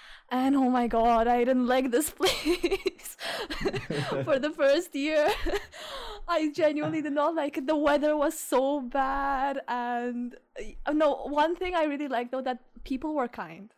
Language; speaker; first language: English; early bilingual, other home language; Russian